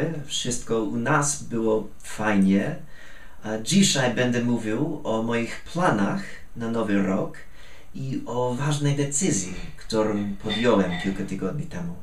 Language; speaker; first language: Polish; non-native, fluent; English